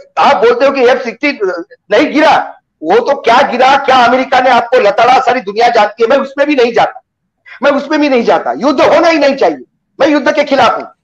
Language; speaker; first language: Hindi; non-native, local second language; Marathi